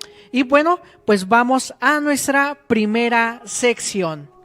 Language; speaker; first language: Spanish; native; Spanish